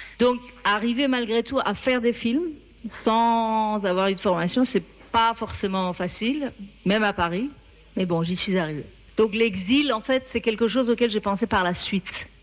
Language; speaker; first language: French; non-native, fluent; Persian